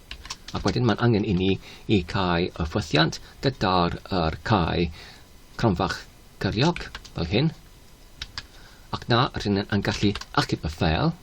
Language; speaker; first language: Welsh; non-native, fluent; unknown